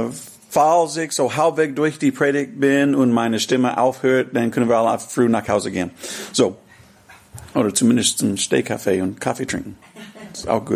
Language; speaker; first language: German; non-native, fluent; English